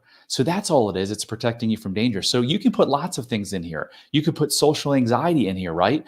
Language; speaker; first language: English; native; English